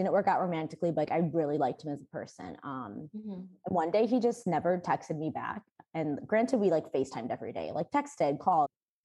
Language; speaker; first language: English; native; English